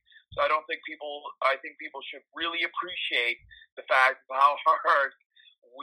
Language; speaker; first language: English; native; English